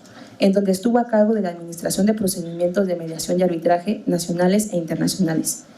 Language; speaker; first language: Spanish; native; Spanish